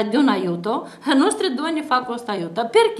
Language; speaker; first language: Italian; non-native, learner; Romanian